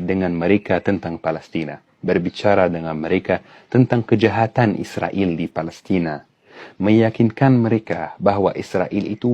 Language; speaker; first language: Indonesian; non-native, fluent; Arabic